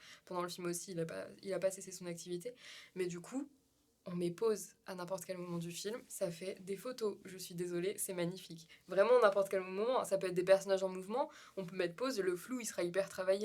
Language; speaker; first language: French; native; French